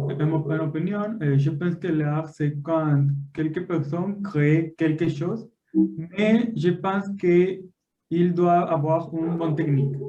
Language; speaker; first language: French; non-native, learner; Spanish